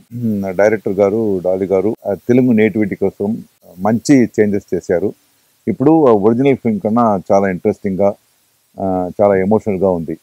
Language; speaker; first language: Telugu; non-native, fluent; Tamil